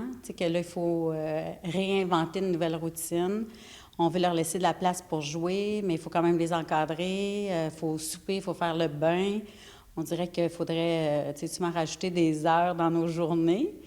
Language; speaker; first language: French; native; French